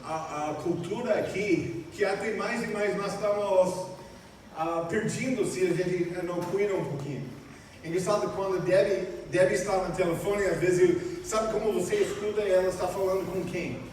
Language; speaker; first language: Portuguese; non-native, fluent; English